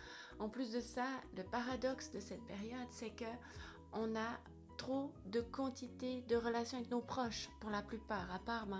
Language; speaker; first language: French; native; French